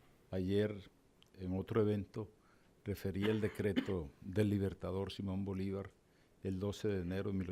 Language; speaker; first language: Spanish; native; Spanish